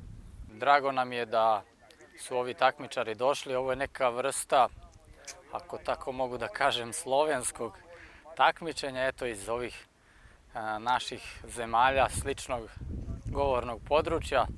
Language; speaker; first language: Bosnian; native; Bosnian